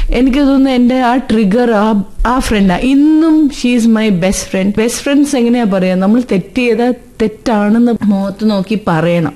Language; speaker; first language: Malayalam; early bilingual, heritage; Malayalam